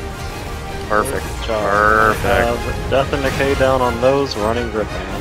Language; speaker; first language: English; native; English